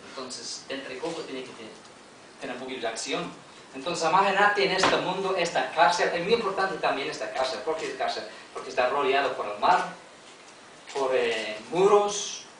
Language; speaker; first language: Spanish; non-native, learner; English